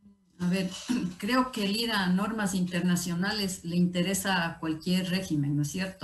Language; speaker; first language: Spanish; native; Spanish